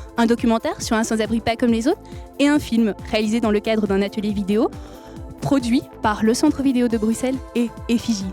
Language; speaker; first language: French; native; French